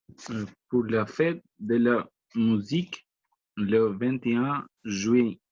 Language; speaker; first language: French; non-native, learner; Albanian